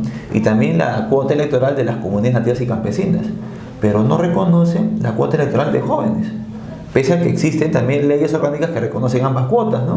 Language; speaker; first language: Spanish; native; Spanish